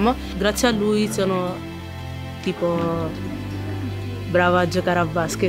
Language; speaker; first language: Italian; early bilingual, other home language; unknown